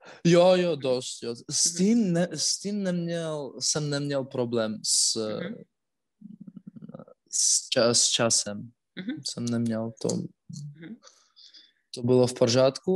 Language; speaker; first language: Czech; non-native, learner; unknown